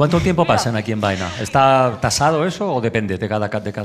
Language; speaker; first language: Spanish; native; Spanish